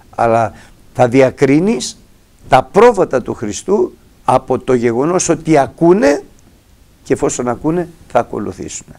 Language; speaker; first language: Greek; native; Greek